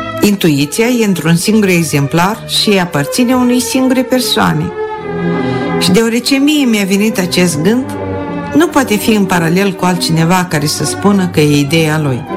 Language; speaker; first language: Romanian; non-native, local second language; Russian